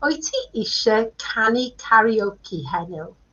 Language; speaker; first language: Welsh; non-native, learner; English